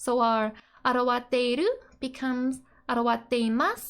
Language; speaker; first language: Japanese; non-native, fluent; English